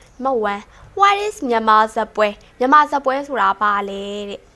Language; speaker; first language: English; non-native, fluent; Burmese